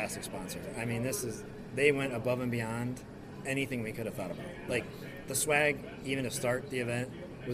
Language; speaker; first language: English; native; English